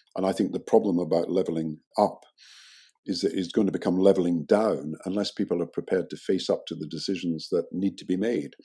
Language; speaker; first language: English; native; English